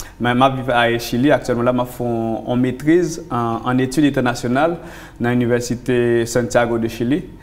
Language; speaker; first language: French; non-native, local second language; Haitian Creole